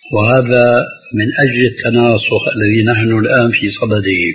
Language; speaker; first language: Arabic; early bilingual, other home language; Albanian